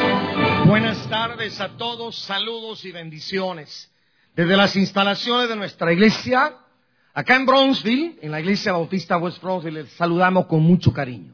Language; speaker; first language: Spanish; native; Spanish